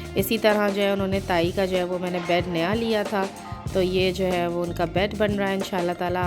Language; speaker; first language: Urdu; native; Urdu